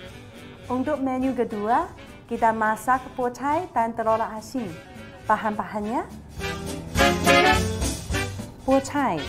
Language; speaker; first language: Indonesian; non-native, fluent; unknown